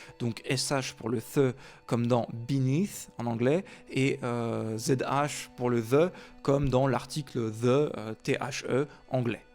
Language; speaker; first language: French; native; French